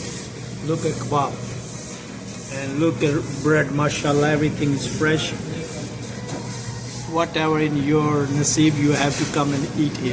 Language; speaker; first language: English; non-native, learner; Urdu